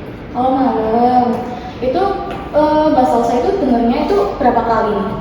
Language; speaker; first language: Indonesian; native; Indonesian